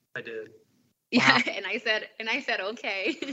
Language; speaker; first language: English; non-native, fluent; Spanish